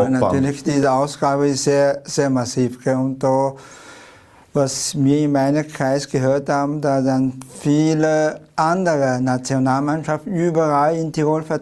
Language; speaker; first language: German; non-native, fluent; Chinese